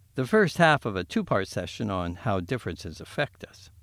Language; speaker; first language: English; native; English